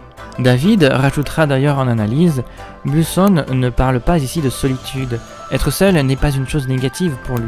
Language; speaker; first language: French; native; French